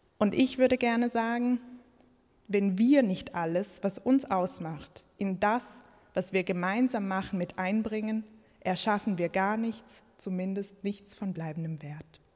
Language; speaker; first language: German; early bilingual, other home language; Croatian